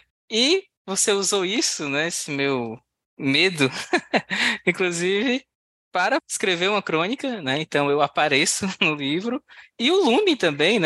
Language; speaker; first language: Portuguese; native; Portuguese